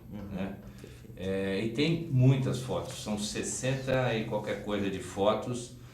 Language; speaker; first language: Portuguese; native; Portuguese